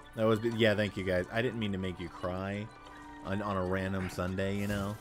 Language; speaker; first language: English; native; English